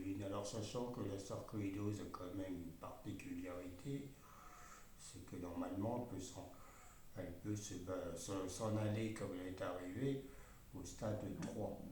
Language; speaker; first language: French; native; French